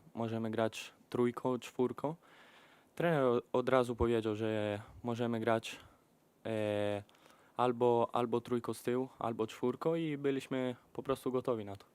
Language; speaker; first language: Polish; early bilingual, heritage; Polish